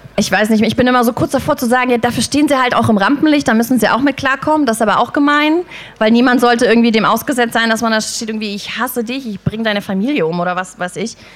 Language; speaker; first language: German; native; German